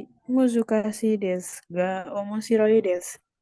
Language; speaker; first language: Japanese; non-native, learner; Indonesian